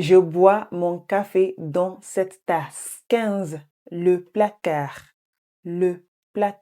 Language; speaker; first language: French; non-native, fluent; English